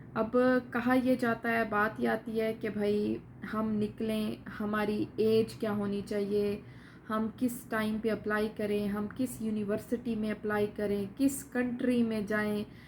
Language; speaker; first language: Urdu; non-native, local second language; Saraiki